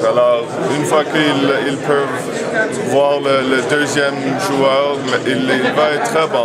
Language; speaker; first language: French; non-native, local second language; English